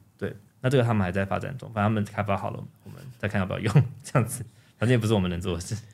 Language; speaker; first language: Chinese; native; Chinese